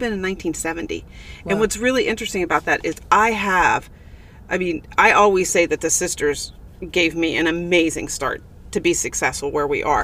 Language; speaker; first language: English; native; English